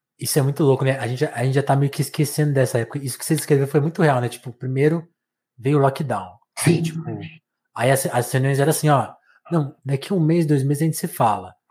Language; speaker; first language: Portuguese; native; Portuguese